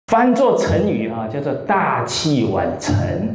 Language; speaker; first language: Chinese; native; Chinese